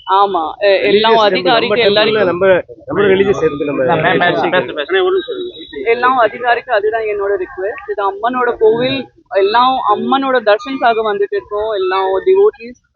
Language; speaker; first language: Tamil; non-native, learner; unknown